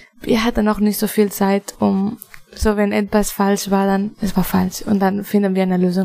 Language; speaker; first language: German; non-native, fluent; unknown